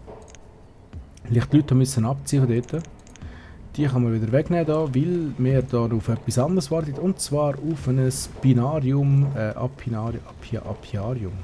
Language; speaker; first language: German; native; German